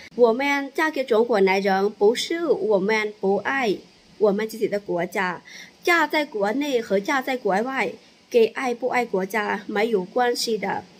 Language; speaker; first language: Chinese; non-native, fluent; Lao